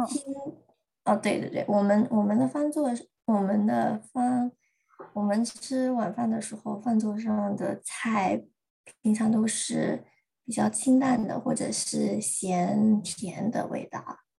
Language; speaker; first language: Chinese; early bilingual, heritage; Chinese